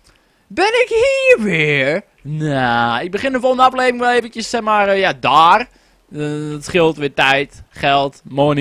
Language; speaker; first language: Dutch; native; Dutch